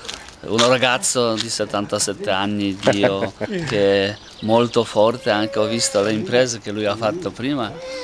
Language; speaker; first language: Italian; non-native, learner; Polish